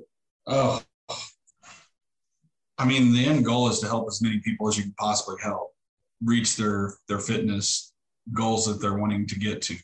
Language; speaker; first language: English; native; English